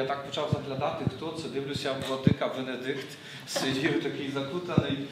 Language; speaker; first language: Ukrainian; non-native, local second language; Polish